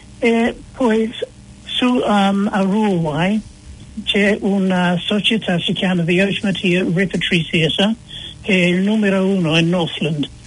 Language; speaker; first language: Italian; non-native, fluent; English